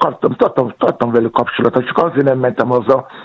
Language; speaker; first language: Hungarian; non-native, fluent; Yoruba